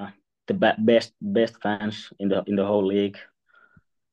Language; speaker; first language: English; non-native, fluent; Finnish